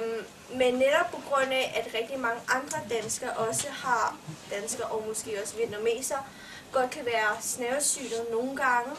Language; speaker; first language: Danish; early bilingual, other home language; Vietnamese